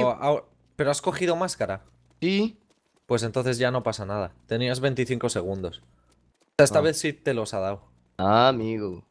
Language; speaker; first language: Spanish; native; Spanish